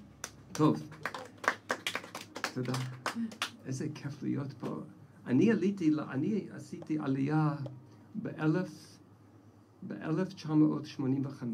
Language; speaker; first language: Hebrew; non-native, fluent; English